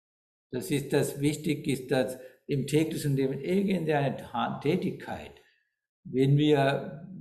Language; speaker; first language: German; non-native, fluent; Sinhala